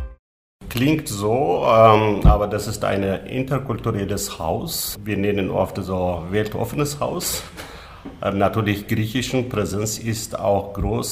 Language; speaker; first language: German; non-native, learner; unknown